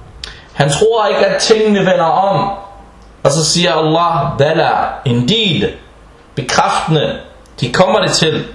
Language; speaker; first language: Danish; early bilingual, other home language; Arabic